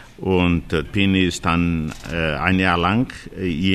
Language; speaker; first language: German; non-native, fluent; Portuguese